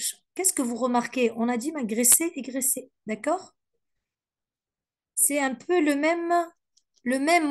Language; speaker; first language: French; non-native, fluent; Arabic